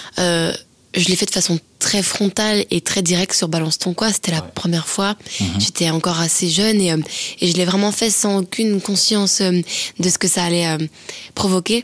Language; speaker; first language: French; native; French